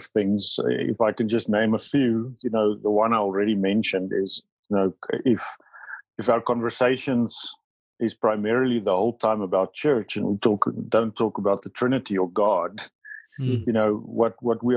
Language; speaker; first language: English; non-native, local second language; Afrikaans